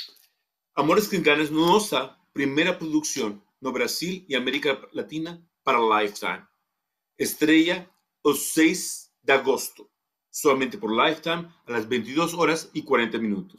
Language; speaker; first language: Portuguese; non-native, fluent; Spanish